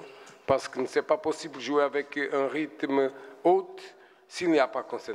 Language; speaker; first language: French; non-native, fluent; Portuguese